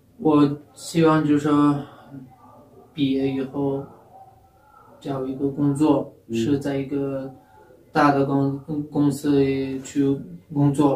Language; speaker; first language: Chinese; non-native, fluent; Pashto